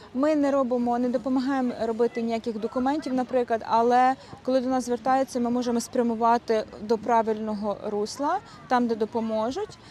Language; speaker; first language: Ukrainian; native; Ukrainian